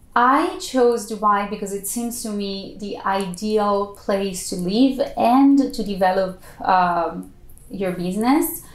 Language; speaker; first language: English; non-native, fluent; Italian